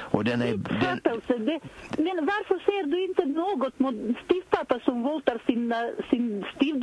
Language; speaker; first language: Swedish; non-native, fluent; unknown